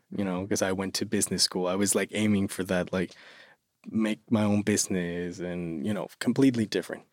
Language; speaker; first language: English; non-native, fluent; Spanish